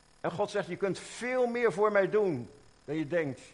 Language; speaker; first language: Dutch; native; Dutch